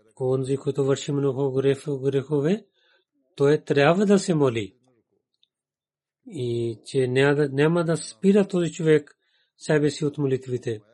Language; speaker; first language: Bulgarian; non-native, learner; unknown